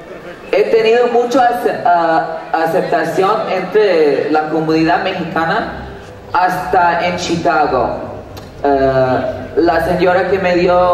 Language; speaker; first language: Spanish; early bilingual, heritage; Spanish